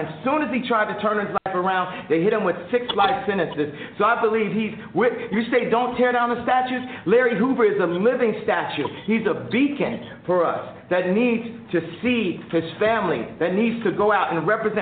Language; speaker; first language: English; native; English